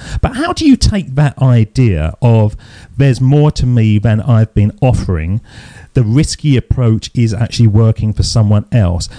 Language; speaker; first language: English; native; English